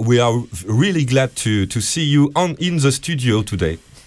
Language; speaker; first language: English; non-native, learner; French